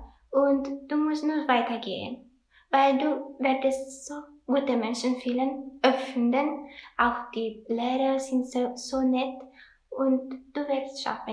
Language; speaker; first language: German; non-native, learner; Italian